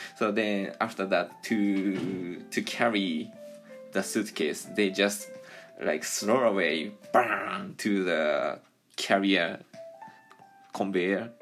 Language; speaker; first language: English; non-native, learner; Japanese